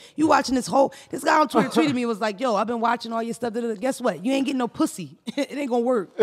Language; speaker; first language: English; native; English